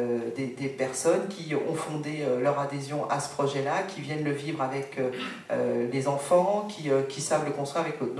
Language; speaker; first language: French; native; French